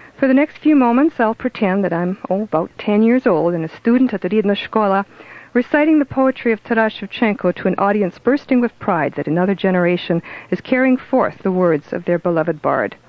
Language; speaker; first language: English; native; English